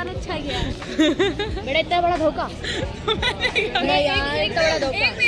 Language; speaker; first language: Hindi; native; Hindi